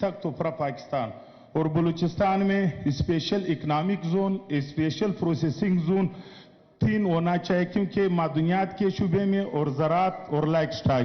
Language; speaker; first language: Hindi; non-native, local second language; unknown